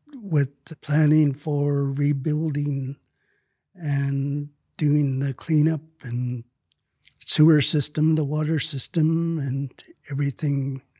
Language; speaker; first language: English; native; English